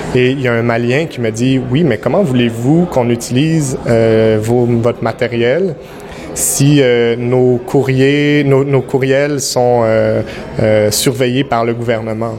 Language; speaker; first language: French; native; French